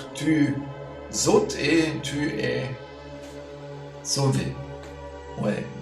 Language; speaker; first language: French; non-native, fluent; German